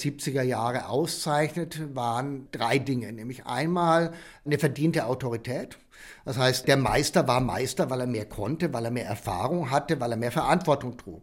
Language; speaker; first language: German; native; German